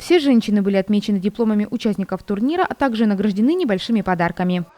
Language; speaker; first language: Russian; native; Russian